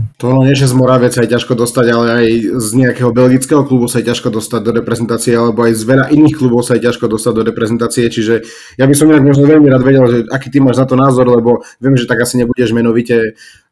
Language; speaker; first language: Slovak; native; Slovak